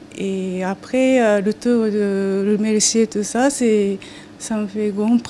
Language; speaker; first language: French; non-native, learner; Japanese